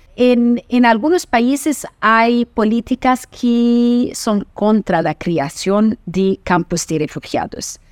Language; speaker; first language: Spanish; non-native, fluent; Portuguese